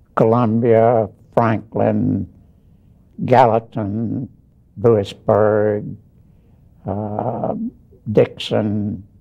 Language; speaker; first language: English; native; English